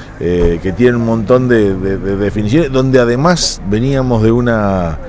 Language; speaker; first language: Spanish; native; Spanish